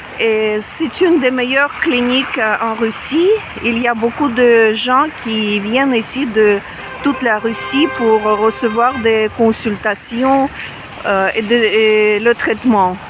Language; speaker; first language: French; non-native, fluent; Russian